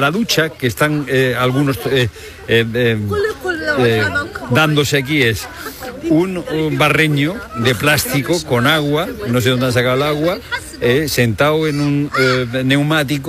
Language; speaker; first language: Spanish; native; Spanish